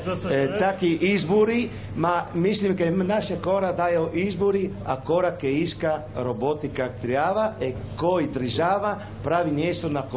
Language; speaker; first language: Bulgarian; non-native, learner; Italian